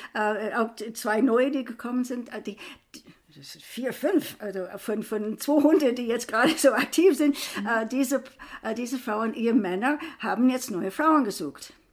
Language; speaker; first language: German; non-native, fluent; English